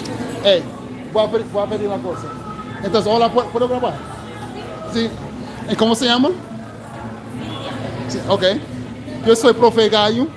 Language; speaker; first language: Spanish; non-native, fluent; English